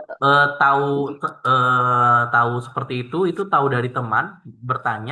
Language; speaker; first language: Indonesian; native; Indonesian